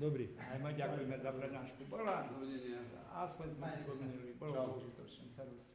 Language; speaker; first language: Slovak; non-native, local second language; Rusyn